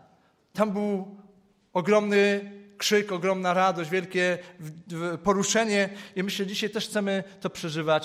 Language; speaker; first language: Polish; native; Polish